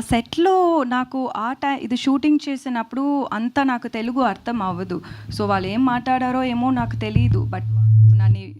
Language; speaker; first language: Telugu; non-native, learner; Tamil